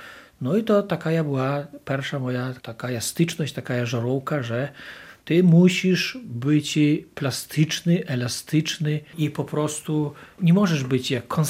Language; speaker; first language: Polish; non-native, local second language; Ukrainian